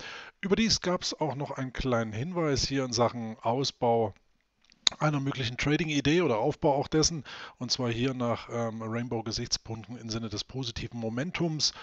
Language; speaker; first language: German; native; German